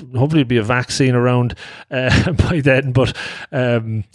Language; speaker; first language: English; native; English